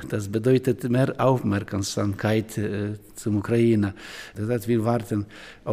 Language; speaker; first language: German; non-native, learner; Ukrainian